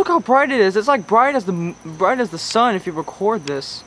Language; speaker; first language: English; native; English